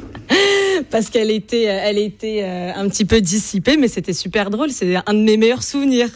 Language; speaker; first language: French; native; French